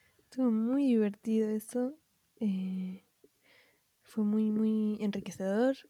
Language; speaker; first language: Spanish; native; Spanish